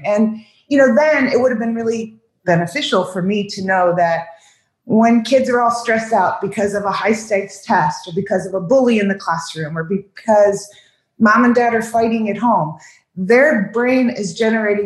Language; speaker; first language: English; native; English